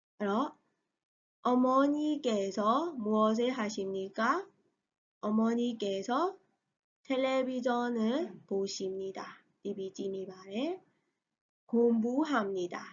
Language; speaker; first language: Korean; non-native, fluent; Burmese